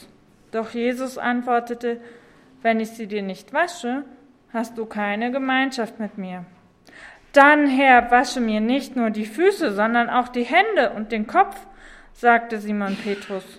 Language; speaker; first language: German; native; German